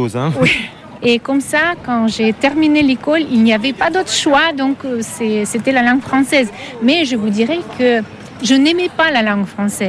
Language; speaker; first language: French; non-native, fluent; Russian